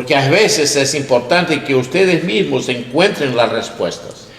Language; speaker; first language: Spanish; non-native, learner; English